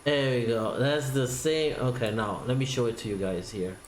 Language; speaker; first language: English; non-native, fluent; Italian